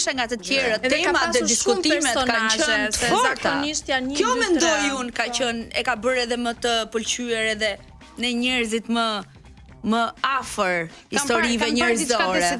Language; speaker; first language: Albanian; native; Albanian